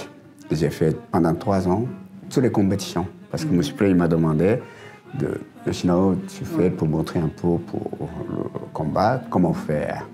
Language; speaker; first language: French; non-native, learner; Japanese